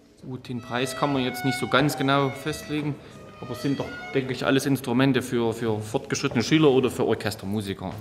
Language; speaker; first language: German; native; German